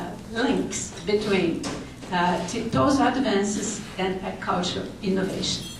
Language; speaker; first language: English; non-native, fluent; Portuguese